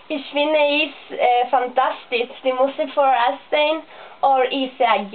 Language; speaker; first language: German; non-native, learner; Spanish